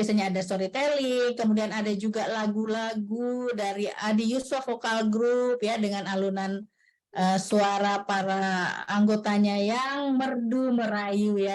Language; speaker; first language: Malay; native; Malay